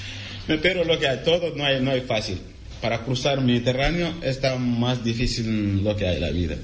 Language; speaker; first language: Spanish; non-native, learner; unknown